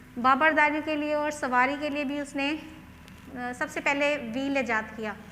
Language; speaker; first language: Hindi; non-native, local second language; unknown